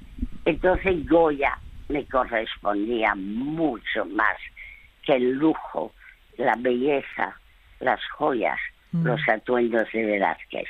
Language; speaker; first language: Spanish; early bilingual, other home language; French